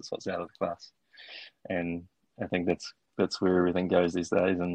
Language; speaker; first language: English; native; English